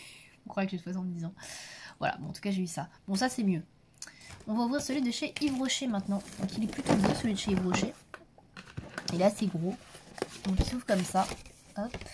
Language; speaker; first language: French; native; French